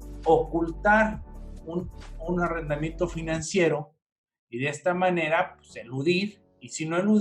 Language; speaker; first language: Spanish; native; Spanish